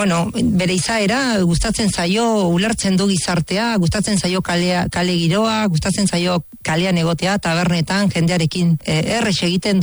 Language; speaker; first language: Basque; non-native, fluent; Spanish